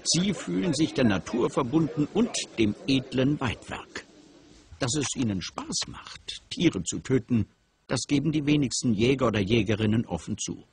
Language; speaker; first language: German; native; German